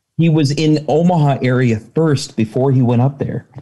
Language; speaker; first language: English; native; English